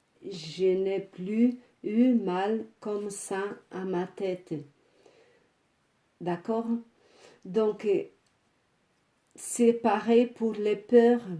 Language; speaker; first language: French; non-native, fluent; Portuguese